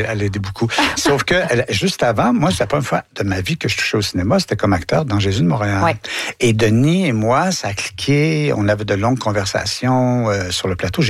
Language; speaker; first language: French; native; French